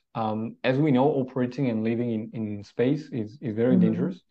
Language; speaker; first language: English; non-native, fluent; Italian